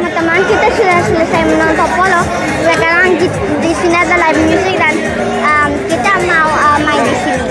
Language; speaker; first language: Indonesian; early bilingual, heritage; Spanish